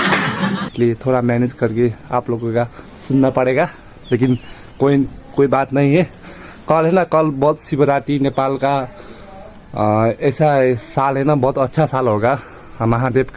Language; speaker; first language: Hindi; non-native, learner; Nepali